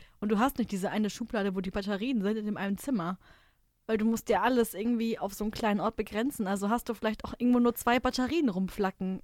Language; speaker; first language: German; native; German